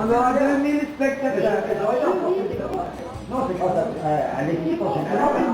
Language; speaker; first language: French; native; French